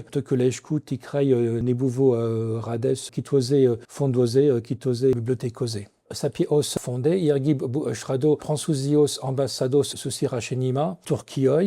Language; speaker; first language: Lithuanian; non-native, fluent; French